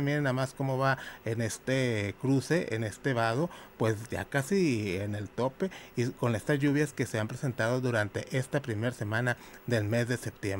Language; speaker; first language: Spanish; native; Spanish